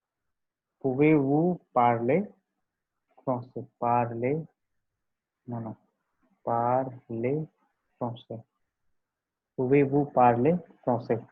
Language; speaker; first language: French; non-native, learner; Hindi